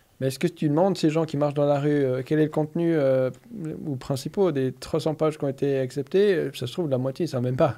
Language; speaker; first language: French; native; French